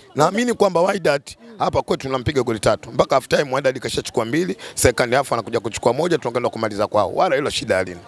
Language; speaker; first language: Swahili; native; Swahili